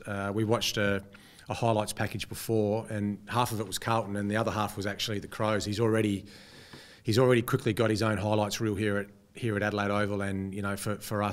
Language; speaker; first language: English; native; English